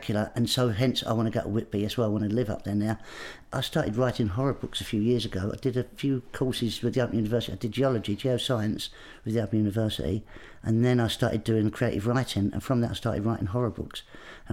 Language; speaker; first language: English; native; English